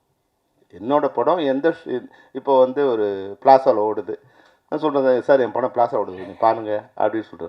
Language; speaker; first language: Tamil; native; Tamil